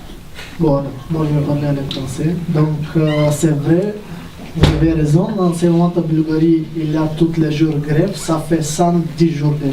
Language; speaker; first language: French; non-native, fluent; Bulgarian